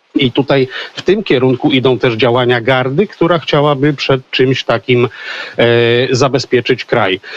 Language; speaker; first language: Polish; native; Polish